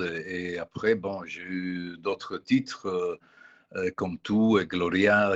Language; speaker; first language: French; non-native, fluent; Italian